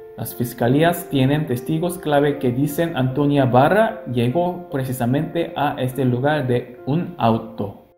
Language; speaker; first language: Spanish; non-native, fluent; Korean